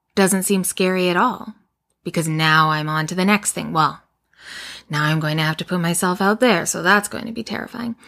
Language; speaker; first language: English; native; English